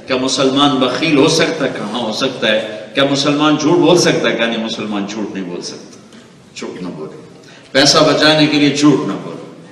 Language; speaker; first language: Urdu; non-native, local second language; Punjabi